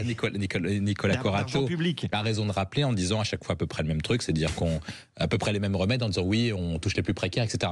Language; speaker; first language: French; native; French